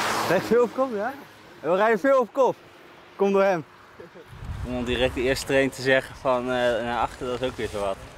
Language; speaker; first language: Dutch; native; Dutch